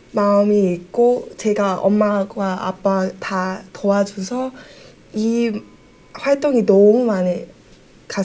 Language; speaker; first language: Korean; early bilingual, heritage; Korean